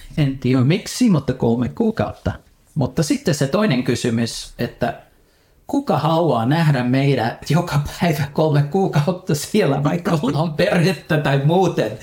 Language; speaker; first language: Finnish; early bilingual, heritage; Finnish